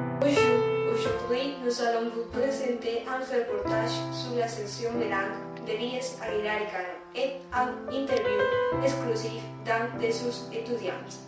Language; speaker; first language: French; non-native, learner; Spanish